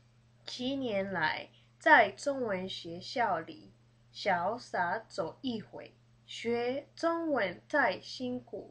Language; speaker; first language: Chinese; early bilingual, heritage; Chinese